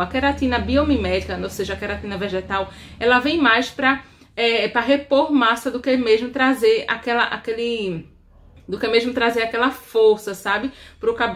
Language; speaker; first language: Portuguese; native; Portuguese